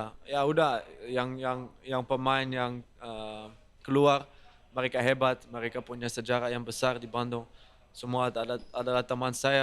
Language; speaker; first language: Indonesian; non-native, fluent; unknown